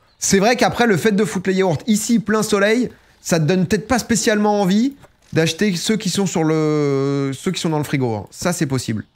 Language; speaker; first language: French; native; French